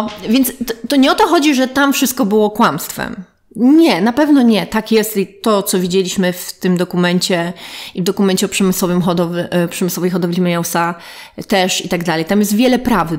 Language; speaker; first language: Polish; native; Polish